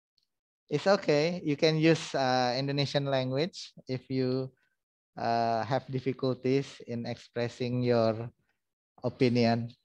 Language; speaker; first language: English; non-native, fluent; Indonesian